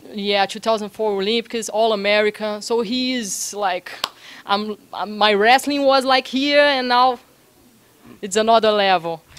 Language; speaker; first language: English; non-native, learner; Portuguese